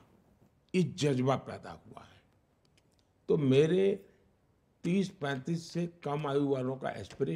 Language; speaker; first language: Hindi; non-native, local second language; Gujarati